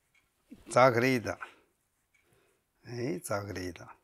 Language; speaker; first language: Russian; non-native, learner; Chinese